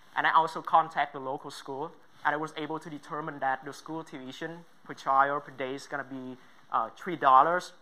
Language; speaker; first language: English; non-native, fluent; Vietnamese